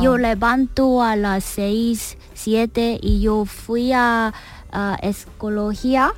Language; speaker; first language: Spanish; non-native, learner; Korean